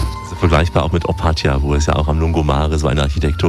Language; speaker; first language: German; native; German